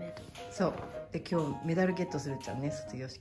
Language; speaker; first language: Japanese; native; Japanese